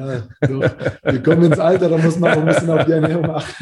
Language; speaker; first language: German; native; German